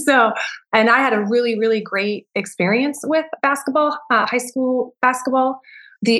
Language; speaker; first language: English; native; English